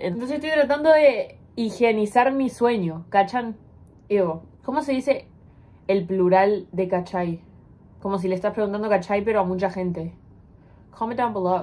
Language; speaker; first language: Spanish; native; Spanish